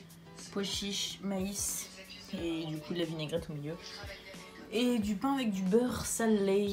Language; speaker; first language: French; native; French